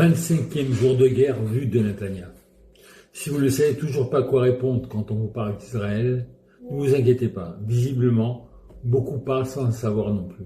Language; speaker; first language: French; native; French